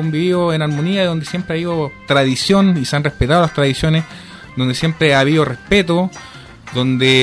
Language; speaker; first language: Spanish; native; Spanish